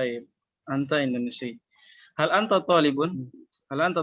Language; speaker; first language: Arabic; non-native, fluent; Indonesian